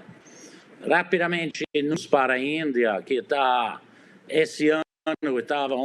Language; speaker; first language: Portuguese; non-native, fluent; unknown